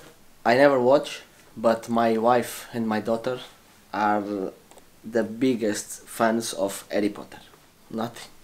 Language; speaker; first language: English; non-native, learner; Spanish